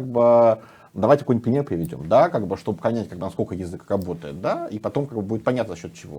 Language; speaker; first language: Russian; native; Russian